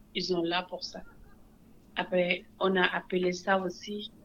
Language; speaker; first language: French; non-native, local second language; Wolof